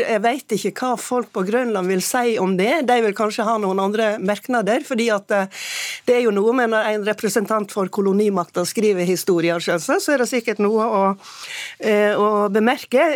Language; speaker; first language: Norwegian; native; Norwegian